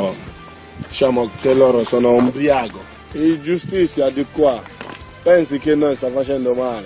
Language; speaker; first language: Italian; non-native, learner; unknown